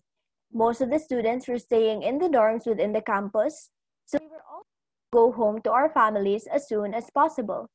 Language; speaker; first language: English; non-native, local second language; Cebuano